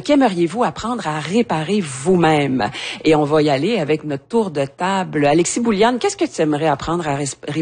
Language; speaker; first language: French; native; French